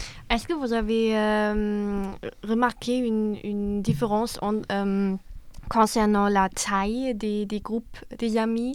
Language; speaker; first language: French; non-native, fluent; German